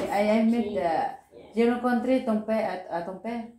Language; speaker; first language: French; non-native, learner; Filipino